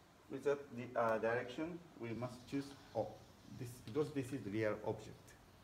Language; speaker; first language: English; non-native, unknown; Japanese